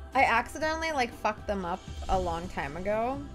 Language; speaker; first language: English; native; English